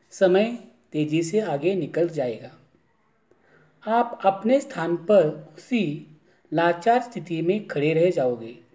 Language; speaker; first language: Hindi; non-native, local second language; Marathi